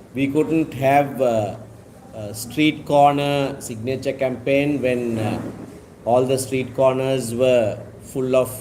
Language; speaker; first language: English; non-native, local second language; Tamil